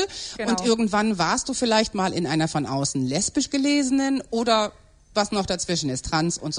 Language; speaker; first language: German; native; German